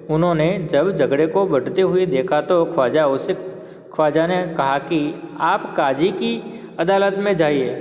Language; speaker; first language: Hindi; non-native, local second language; Gujarati